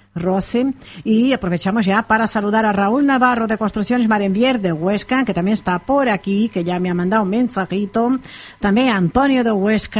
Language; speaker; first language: Spanish; native; Spanish